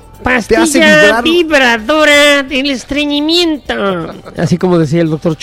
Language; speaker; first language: Spanish; native; Spanish